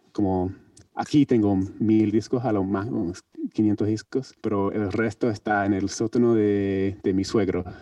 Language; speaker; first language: Spanish; non-native, learner; English